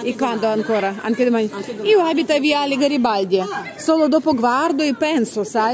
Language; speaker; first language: Italian; non-native, learner; Russian